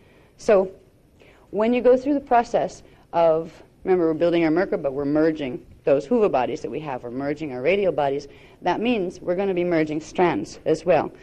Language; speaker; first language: English; native; English